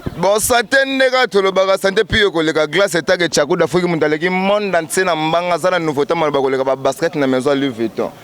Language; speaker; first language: Lingala; native; Lingala